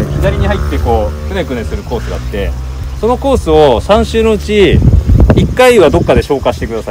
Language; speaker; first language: Japanese; native; Japanese